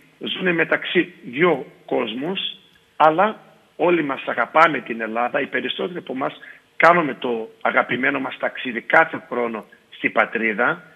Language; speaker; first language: Greek; early bilingual, heritage; Greek